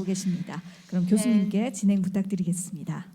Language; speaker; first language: Korean; native; Korean